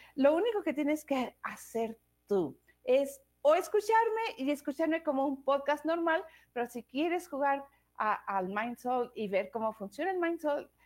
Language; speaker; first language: Spanish; native; Spanish